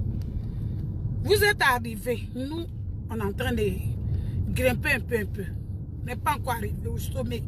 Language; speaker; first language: French; non-native, local second language; Dyula